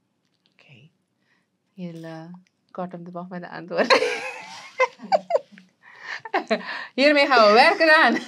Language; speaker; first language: Dutch; native; Dutch